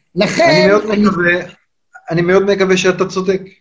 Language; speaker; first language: Hebrew; non-native, fluent; Turkish